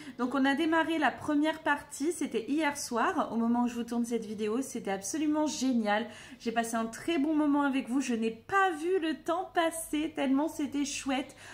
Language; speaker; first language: French; native; French